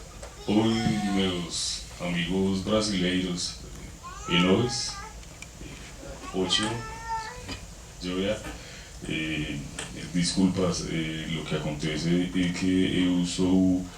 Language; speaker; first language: Portuguese; non-native, learner; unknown